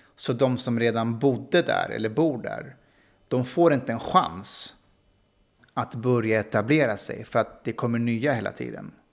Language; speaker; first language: Swedish; early bilingual, other home language; Persian